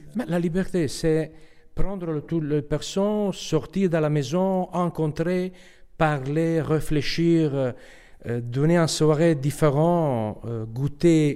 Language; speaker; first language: French; non-native, learner; Italian